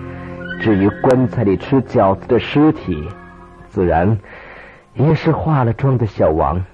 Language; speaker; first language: Chinese; native; Chinese